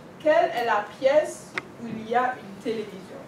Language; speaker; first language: French; non-native, fluent; English